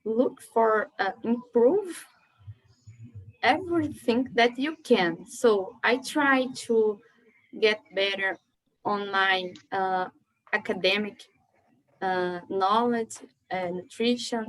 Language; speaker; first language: English; non-native, learner; Portuguese